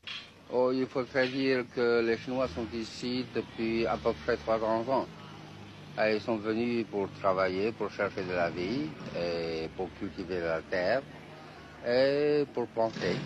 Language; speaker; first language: French; non-native, fluent; Chinese